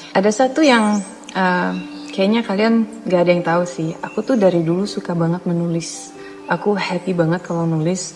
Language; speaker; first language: Indonesian; non-native, fluent; Dutch